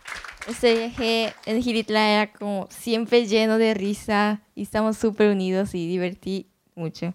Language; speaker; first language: Spanish; non-native, learner; Japanese